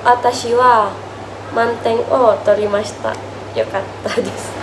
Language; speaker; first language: Japanese; non-native, learner; Indonesian